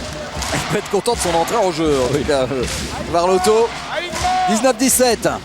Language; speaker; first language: French; native; French